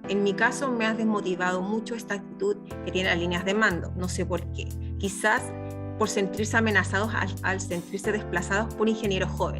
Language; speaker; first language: Spanish; native; Spanish